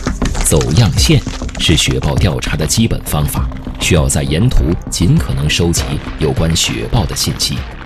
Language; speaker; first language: Chinese; native; Chinese